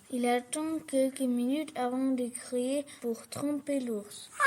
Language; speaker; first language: French; early bilingual, heritage; French